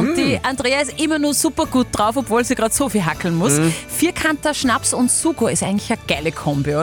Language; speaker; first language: German; native; German